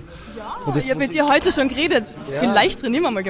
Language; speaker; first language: German; native; German